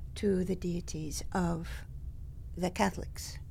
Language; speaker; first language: English; early bilingual, other home language; Spanish